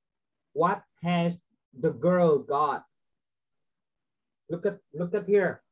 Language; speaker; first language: English; non-native, fluent; Vietnamese